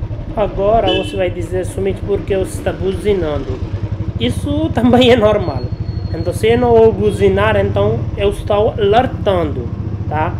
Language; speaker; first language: Portuguese; non-native, learner; Hindi